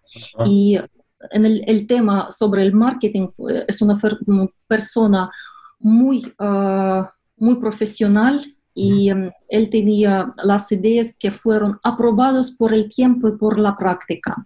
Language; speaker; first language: Spanish; non-native, fluent; Russian